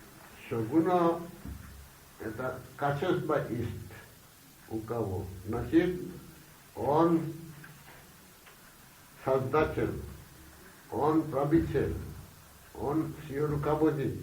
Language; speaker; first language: Russian; non-native, learner; Bangla